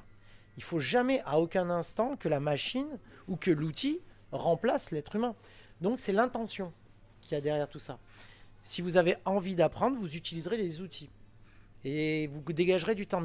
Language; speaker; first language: French; native; French